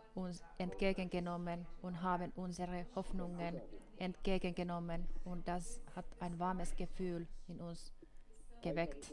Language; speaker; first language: German; non-native, fluent; Finnish